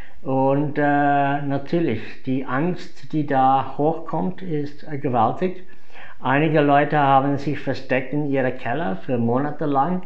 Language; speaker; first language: German; non-native, fluent; English